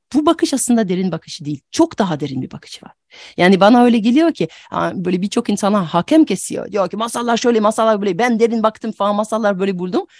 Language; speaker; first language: Turkish; non-native, fluent; French